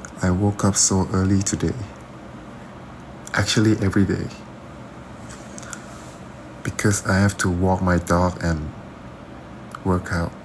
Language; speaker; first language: English; non-native, learner; Thai